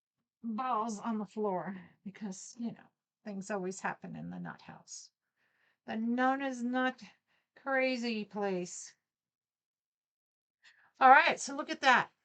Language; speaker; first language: English; native; English